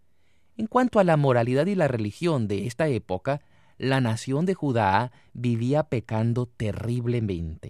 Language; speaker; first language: Spanish; native; Spanish